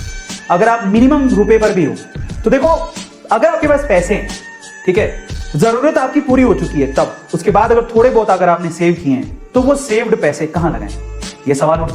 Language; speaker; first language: Hindi; native; Hindi